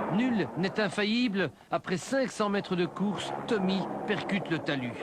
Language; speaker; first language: French; native; French